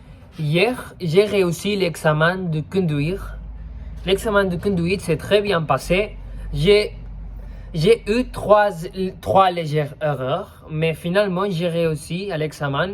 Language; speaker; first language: French; non-native, fluent; Spanish